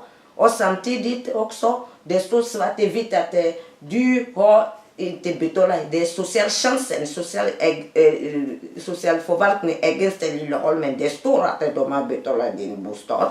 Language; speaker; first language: Swedish; non-native, learner; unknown